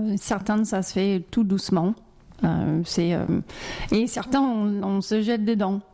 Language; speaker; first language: French; non-native, fluent; English